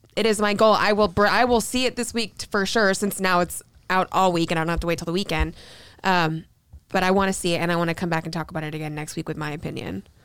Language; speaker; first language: English; native; English